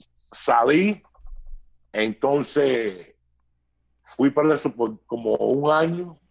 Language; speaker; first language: Spanish; early bilingual, heritage; Spanish